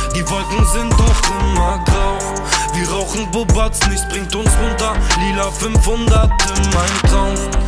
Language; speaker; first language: German; native; German